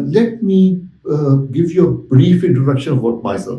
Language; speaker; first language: English; non-native, local second language; Urdu